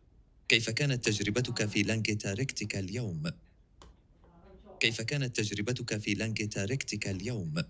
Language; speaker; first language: Arabic; non-native, learner; English